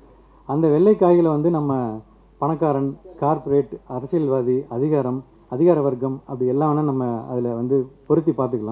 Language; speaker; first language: Tamil; native; Tamil